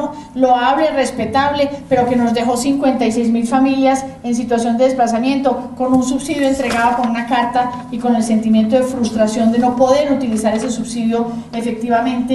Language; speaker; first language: Spanish; native; Spanish